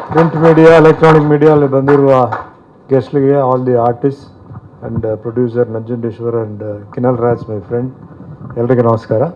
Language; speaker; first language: Kannada; non-native, fluent; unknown